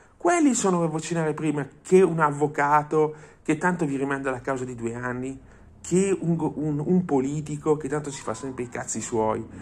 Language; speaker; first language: Italian; non-native, fluent; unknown